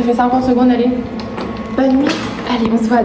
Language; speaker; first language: French; native; French